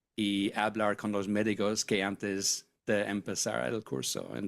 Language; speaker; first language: Spanish; non-native, fluent; English